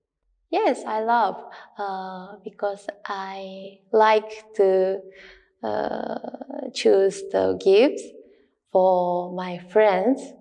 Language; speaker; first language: English; non-native, learner; Japanese